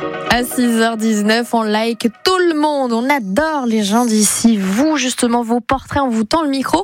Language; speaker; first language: French; native; French